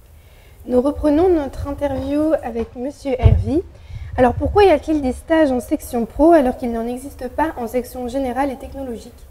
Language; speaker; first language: French; native; French